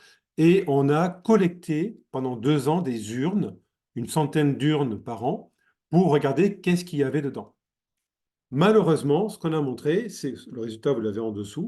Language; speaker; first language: French; native; French